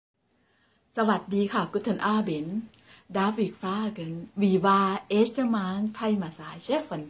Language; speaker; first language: German; non-native, learner; Thai